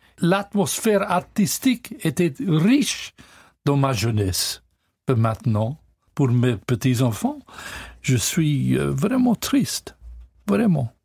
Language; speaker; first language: French; non-native, learner; English